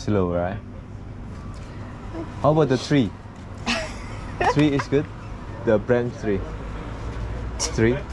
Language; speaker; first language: English; non-native, learner; Indonesian